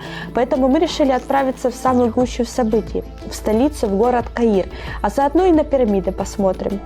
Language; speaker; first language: Russian; native; Russian